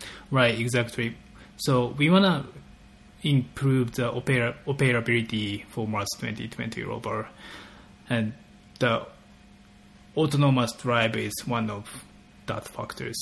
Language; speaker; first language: English; non-native, fluent; Japanese